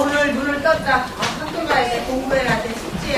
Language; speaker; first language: Korean; native; Korean